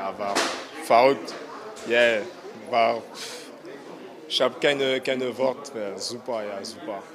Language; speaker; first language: German; non-native, learner; French